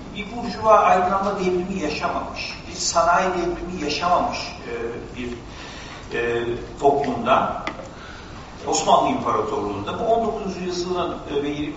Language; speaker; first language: Turkish; native; Turkish